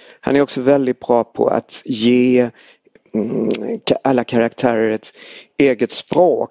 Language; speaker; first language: Swedish; non-native, fluent; German